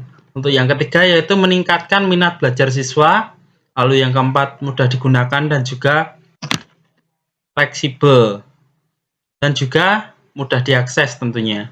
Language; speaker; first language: Indonesian; native; Indonesian